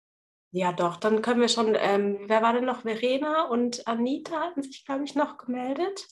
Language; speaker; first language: German; native; German